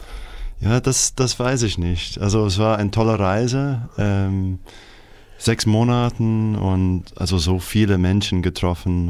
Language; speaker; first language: German; non-native, fluent; English